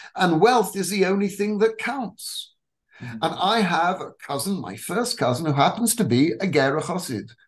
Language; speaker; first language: English; native; English